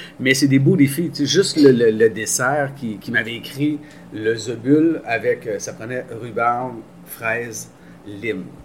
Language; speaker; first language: French; native; French